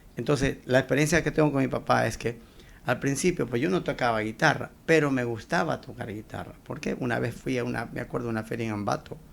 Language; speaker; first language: Spanish; native; Spanish